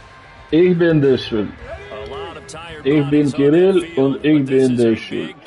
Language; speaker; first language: German; non-native, learner; Russian